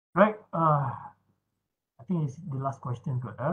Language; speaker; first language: English; non-native, local second language; Malay